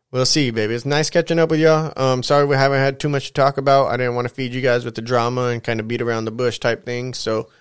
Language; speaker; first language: English; native; English